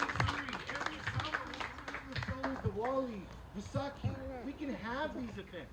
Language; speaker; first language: English; early bilingual, other home language; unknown